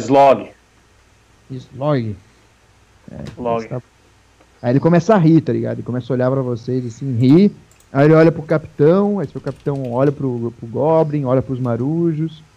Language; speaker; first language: Portuguese; native; Portuguese